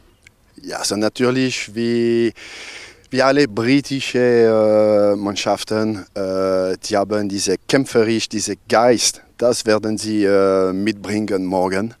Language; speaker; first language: German; non-native, local second language; French